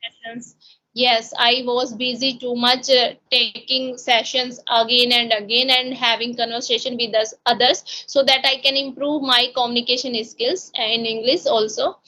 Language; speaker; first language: English; non-native, local second language; Hindi